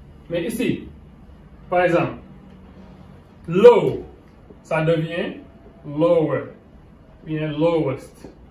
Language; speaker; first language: French; non-native, local second language; Wolof